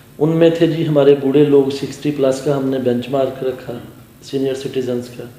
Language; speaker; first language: Urdu; non-native, local second language; Punjabi